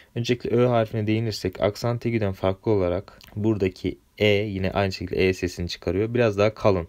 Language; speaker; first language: Turkish; native; Turkish